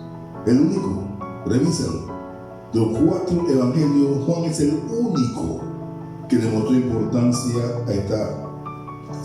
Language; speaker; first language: Spanish; native; Spanish